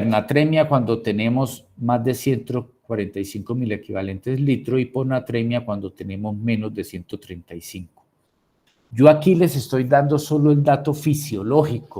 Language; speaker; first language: Spanish; native; Spanish